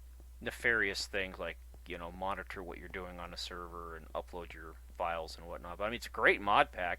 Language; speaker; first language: English; native; English